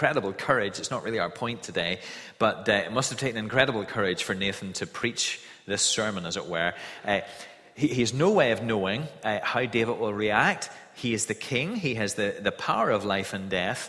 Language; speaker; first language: English; native; English